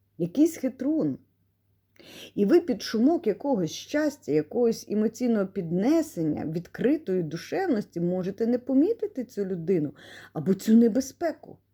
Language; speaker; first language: Ukrainian; non-native, local second language; Russian